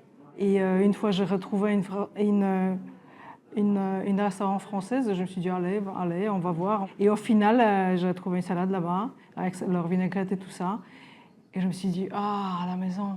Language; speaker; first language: French; non-native, fluent; Polish